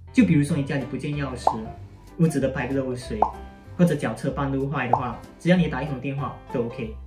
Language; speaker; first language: Chinese; native; Chinese